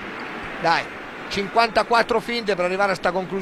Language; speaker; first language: Italian; native; Italian